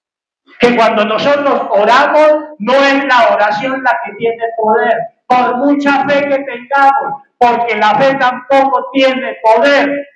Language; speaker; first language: Spanish; native; Spanish